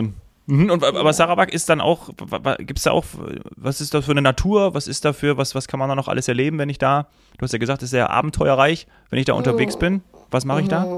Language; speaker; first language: German; native; German